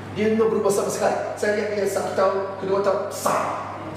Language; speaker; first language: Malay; non-native, fluent; English